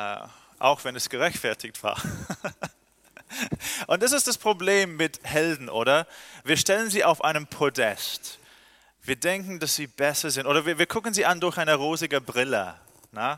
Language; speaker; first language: German; non-native, fluent; English